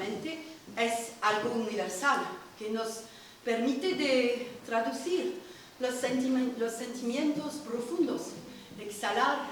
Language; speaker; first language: Spanish; non-native, learner; French